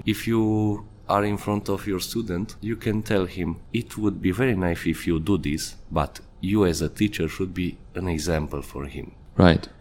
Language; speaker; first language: English; non-native, fluent; Hungarian